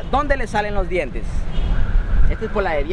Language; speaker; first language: Spanish; native; Spanish